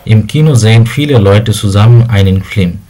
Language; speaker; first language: German; non-native, learner; Bangla